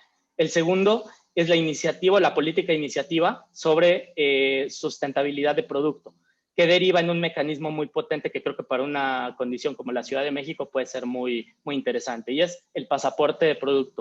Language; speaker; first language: Spanish; native; Spanish